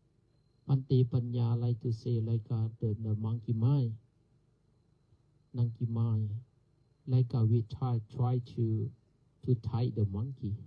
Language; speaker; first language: English; non-native, learner; Thai